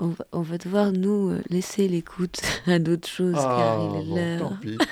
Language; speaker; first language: French; native; French